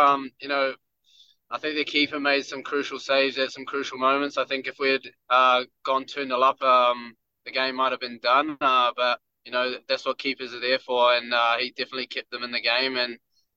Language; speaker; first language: English; native; English